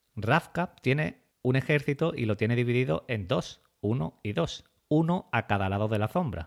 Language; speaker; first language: Spanish; native; Spanish